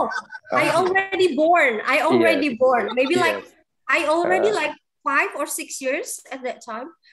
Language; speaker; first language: English; non-native, fluent; Indonesian